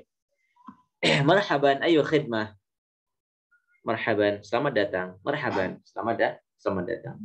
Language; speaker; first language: Arabic; non-native, fluent; Indonesian